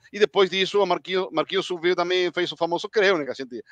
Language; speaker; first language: Portuguese; non-native, fluent; Spanish